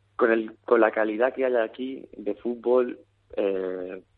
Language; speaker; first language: Spanish; native; Spanish